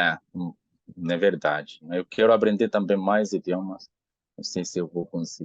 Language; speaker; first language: Portuguese; non-native, learner; Arabic